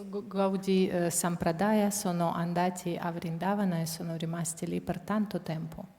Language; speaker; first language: Italian; non-native, fluent; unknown